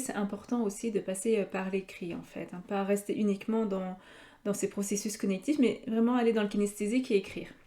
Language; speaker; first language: French; native; French